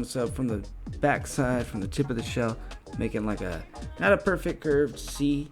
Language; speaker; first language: English; native; English